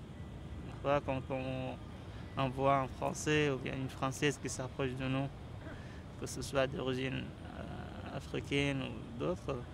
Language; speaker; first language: French; non-native, learner; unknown